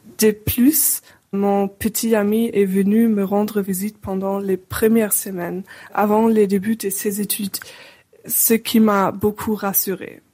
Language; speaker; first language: French; non-native, fluent; German